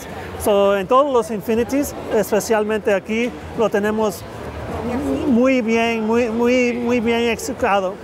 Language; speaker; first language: Spanish; early bilingual, heritage; Spanish